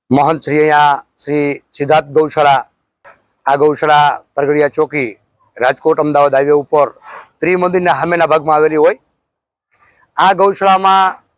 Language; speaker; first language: Gujarati; native; Gujarati